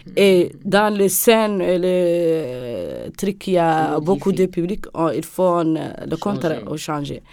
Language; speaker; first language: French; non-native, local second language; Arabic